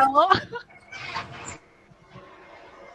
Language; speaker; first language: Japanese; non-native, learner; Filipino